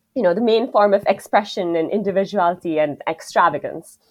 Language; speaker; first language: English; non-native, local second language; Hindi